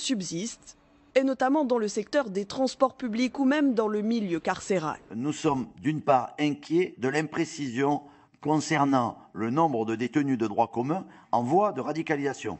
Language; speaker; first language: French; native; French